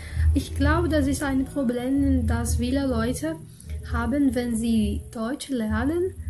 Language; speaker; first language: German; non-native, learner; Portuguese